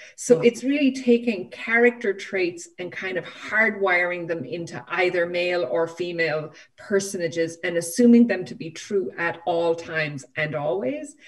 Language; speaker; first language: English; native; English